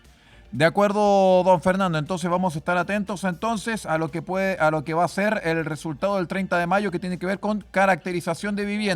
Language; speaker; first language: Spanish; native; Spanish